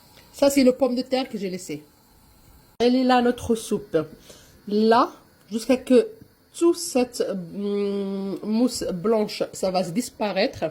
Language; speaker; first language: French; non-native, local second language; Arabic